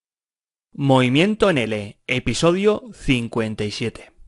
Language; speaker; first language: Spanish; native; Spanish